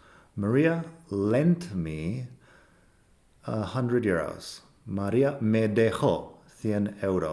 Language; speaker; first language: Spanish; non-native, fluent; English